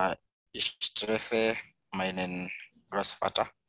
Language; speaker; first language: German; non-native, learner; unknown